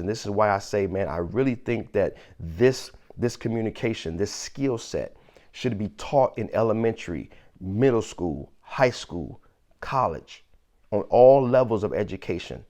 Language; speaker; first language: English; native; English